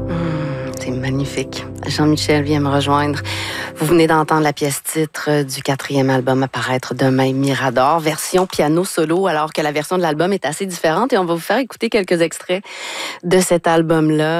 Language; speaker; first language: French; native; French